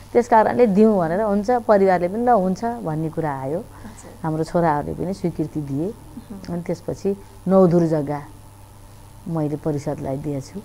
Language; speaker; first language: Nepali; native; Nepali